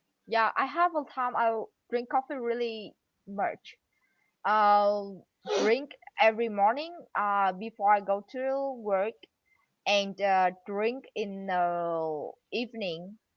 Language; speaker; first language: English; non-native, learner; Vietnamese